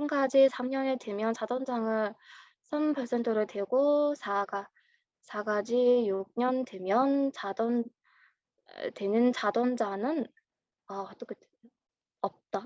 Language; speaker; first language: Korean; non-native, learner; Mongolian